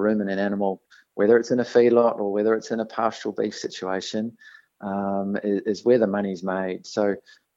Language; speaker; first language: English; native; English